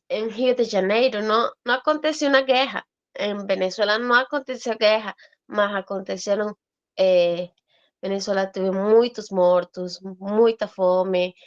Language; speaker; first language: Portuguese; non-native, fluent; Spanish